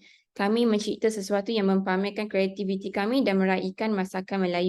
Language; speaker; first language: Malay; native; Malay